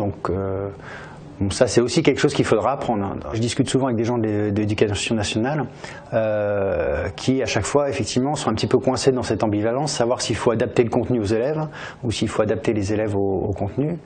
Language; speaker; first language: French; native; French